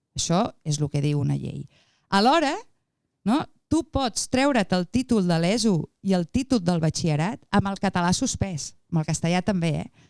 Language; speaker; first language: Catalan; native; Catalan